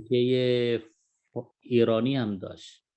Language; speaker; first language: Persian; non-native, fluent; Indonesian